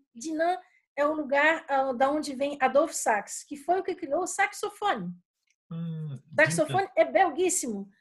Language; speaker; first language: Portuguese; native; Portuguese